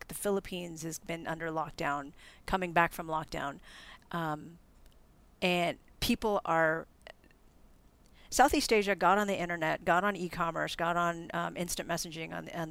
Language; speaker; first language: English; non-native, local second language; Filipino